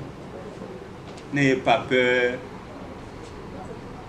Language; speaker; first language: French; non-native, local second language; Swahili